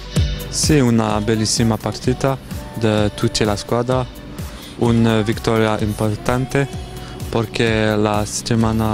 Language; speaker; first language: Italian; non-native, learner; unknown